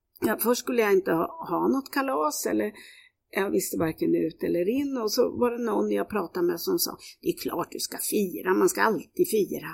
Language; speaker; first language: Swedish; native; Swedish